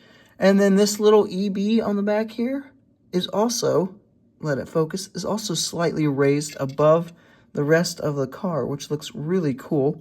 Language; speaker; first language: English; native; English